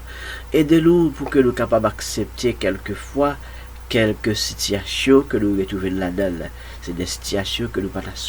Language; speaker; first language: French; non-native, local second language; Haitian Creole